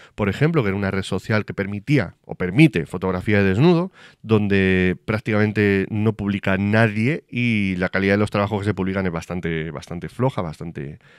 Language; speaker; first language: Spanish; native; Spanish